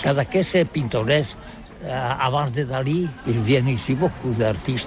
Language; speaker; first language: French; non-native, learner; Catalan